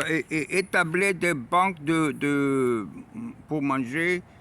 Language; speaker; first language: French; non-native, learner; Arabic